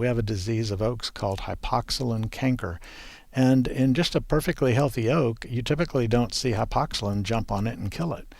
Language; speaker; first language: English; native; English